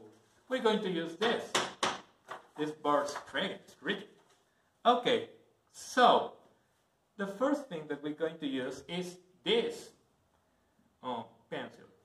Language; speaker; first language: English; non-native, learner; Spanish